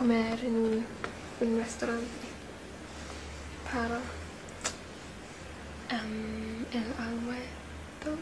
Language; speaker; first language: Spanish; non-native, learner; English